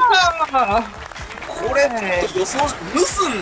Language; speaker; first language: Japanese; native; Japanese